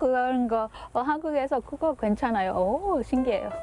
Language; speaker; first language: Korean; non-native, learner; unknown